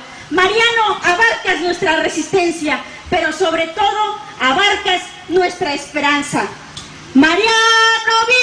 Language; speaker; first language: Spanish; native; Spanish